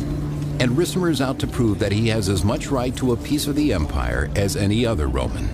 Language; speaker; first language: English; native; English